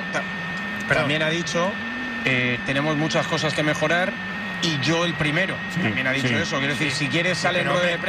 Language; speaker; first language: Spanish; native; Spanish